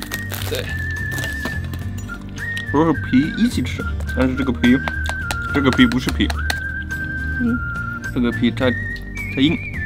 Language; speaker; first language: Chinese; non-native, fluent; German